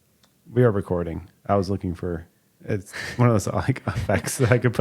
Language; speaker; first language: English; native; English